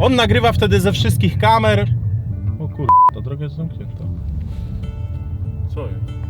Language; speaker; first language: Polish; native; Polish